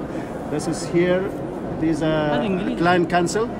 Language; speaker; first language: German; non-native, learner; Arabic